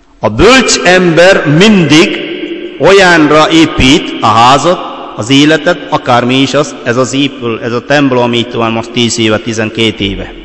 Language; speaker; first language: Hungarian; non-native, fluent; Malayalam